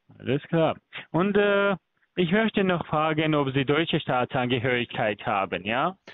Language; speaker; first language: German; early bilingual, other home language; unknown